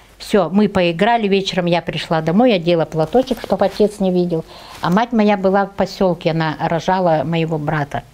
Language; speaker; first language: Russian; non-native, local second language; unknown